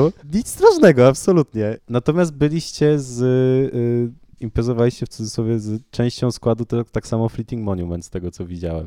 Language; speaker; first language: Polish; native; Polish